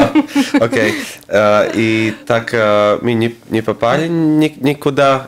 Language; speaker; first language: Russian; non-native, local second language; Latvian